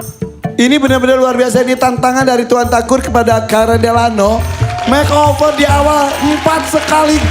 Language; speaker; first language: Indonesian; native; Indonesian